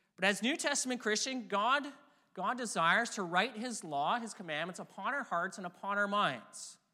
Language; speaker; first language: English; native; English